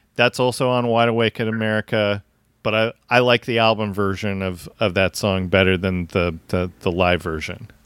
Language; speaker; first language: English; native; English